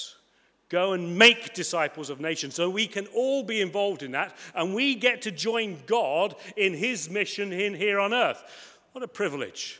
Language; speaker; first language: English; native; English